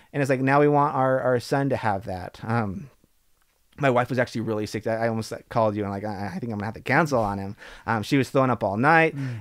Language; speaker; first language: English; native; English